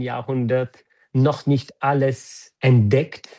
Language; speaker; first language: German; non-native, fluent; French